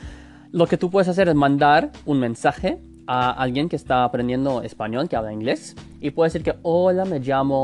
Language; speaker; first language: Spanish; non-native, fluent; English